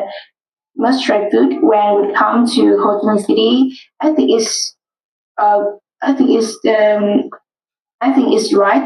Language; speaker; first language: English; non-native, learner; Vietnamese